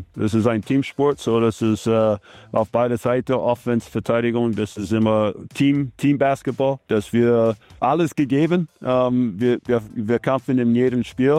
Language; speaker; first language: German; non-native, learner; English